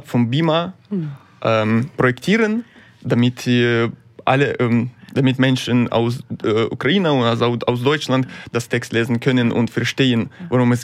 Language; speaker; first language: German; non-native, learner; Ukrainian